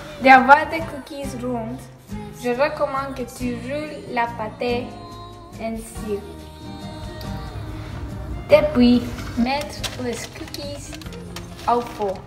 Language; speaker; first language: French; non-native, learner; English